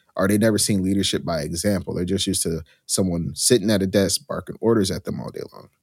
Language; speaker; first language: English; native; English